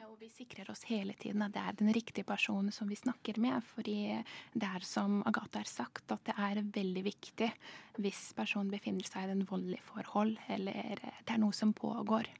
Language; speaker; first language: Norwegian; non-native, fluent; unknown